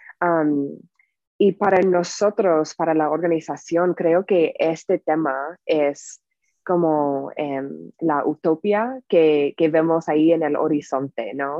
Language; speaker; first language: Spanish; non-native, fluent; English